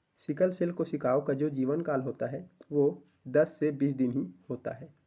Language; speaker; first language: Hindi; native; Hindi